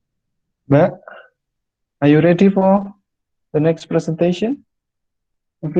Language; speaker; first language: English; non-native, fluent; Indonesian